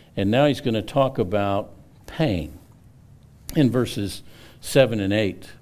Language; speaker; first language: English; native; English